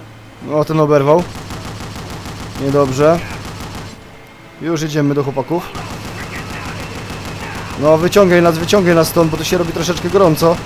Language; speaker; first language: Polish; native; Polish